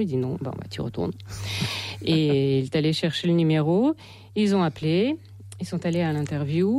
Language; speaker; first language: French; non-native, fluent; Russian